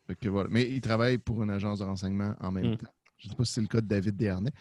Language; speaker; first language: French; native; French